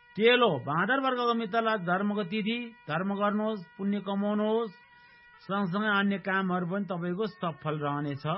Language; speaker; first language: Nepali; non-native, local second language; Eastern Tamang